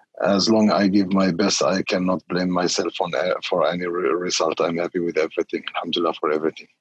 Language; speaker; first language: English; non-native, fluent; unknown